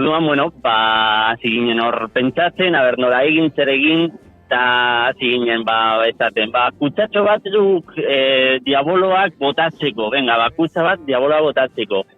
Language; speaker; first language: Basque; non-native, local second language; Spanish